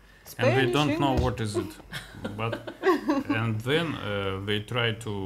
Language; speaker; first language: English; non-native, learner; Russian